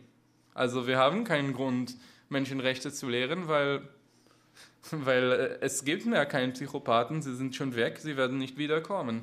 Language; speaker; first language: German; non-native, fluent; Hebrew